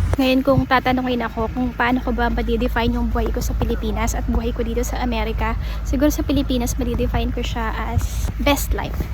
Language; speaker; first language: Filipino; native; Filipino